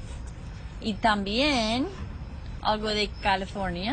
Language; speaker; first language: Spanish; non-native, fluent; English